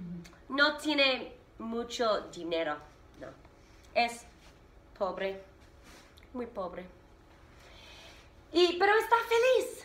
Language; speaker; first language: Spanish; non-native, fluent; English